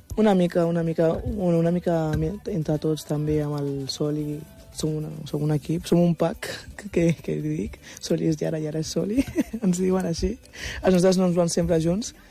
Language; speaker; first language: Catalan; early bilingual, other home language; Wolof